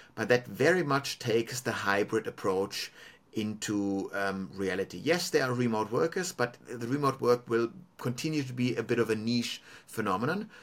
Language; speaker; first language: English; non-native, fluent; German